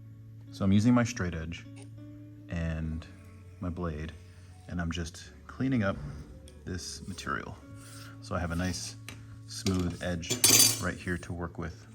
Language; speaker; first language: English; native; English